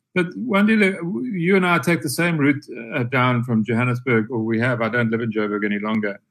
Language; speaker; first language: English; native; English